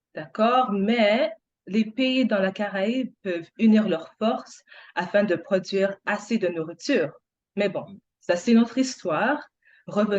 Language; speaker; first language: French; non-native, fluent; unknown